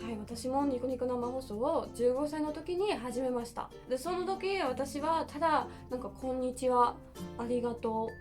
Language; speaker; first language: Japanese; non-native, fluent; German